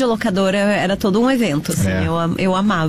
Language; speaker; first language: Portuguese; native; Portuguese